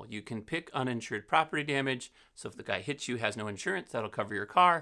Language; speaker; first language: English; native; English